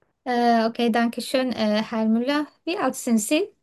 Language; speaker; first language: German; non-native, learner; Turkish